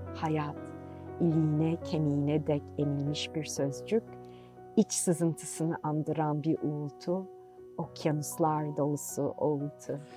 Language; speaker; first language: English; non-native, fluent; Turkish